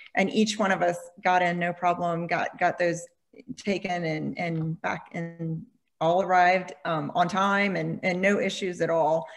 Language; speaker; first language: English; native; English